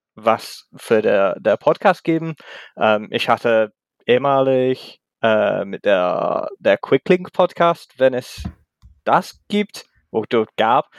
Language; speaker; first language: German; non-native, learner; English